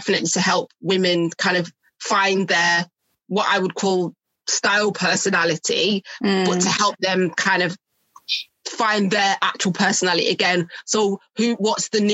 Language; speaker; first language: English; native; English